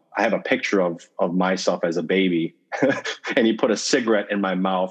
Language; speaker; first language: English; native; English